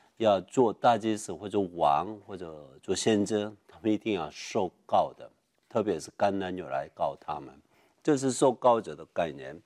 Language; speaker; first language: Chinese; non-native, fluent; Korean